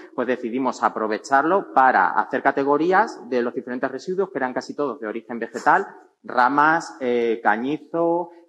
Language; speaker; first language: Spanish; native; Spanish